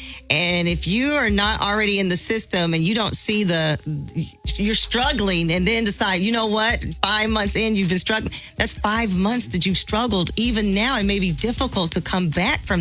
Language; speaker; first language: English; native; English